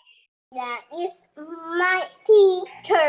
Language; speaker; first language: English; non-native, learner; Vietnamese